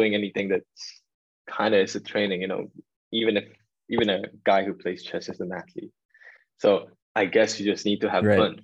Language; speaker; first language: English; non-native, local second language; Filipino